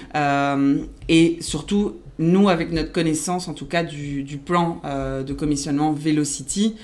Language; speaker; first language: French; non-native, fluent; Spanish